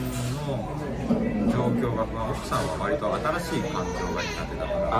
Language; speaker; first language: Japanese; native; Japanese